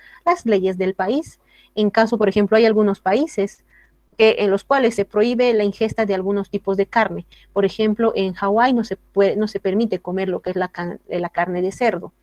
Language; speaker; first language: Spanish; native; Spanish